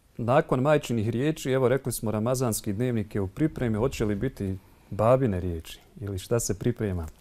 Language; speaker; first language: Bosnian; native; Bosnian